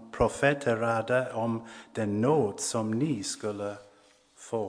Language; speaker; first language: Swedish; non-native, fluent; English